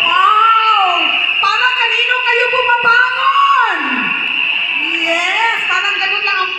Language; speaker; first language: Filipino; native; Filipino